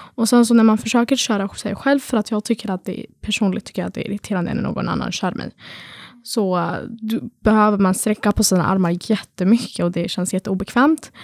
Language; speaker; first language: Swedish; early bilingual, other home language; Arabic